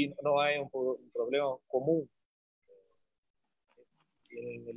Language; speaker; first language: Spanish; non-native, learner; Portuguese